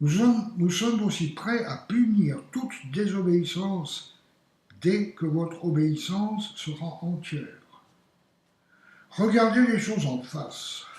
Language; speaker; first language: French; native; French